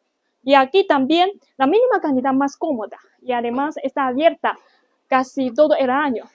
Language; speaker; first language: Spanish; non-native, learner; Chinese